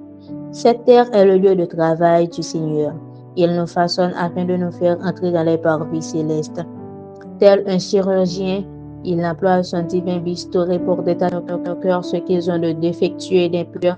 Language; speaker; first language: French; non-native, local second language; Haitian Creole